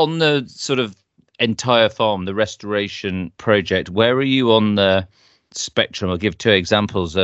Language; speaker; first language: English; native; English